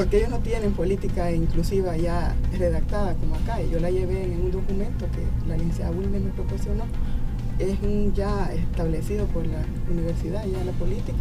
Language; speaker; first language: Spanish; native; Spanish